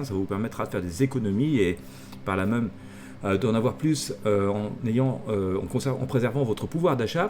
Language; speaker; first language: French; native; French